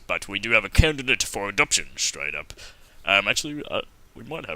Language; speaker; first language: English; native; English